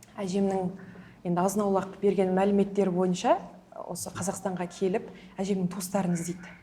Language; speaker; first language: Kazakh; early bilingual, heritage; Kazakh